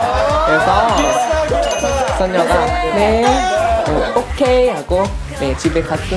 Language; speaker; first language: Korean; non-native, learner; Thai